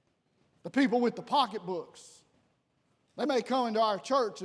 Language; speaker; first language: English; native; English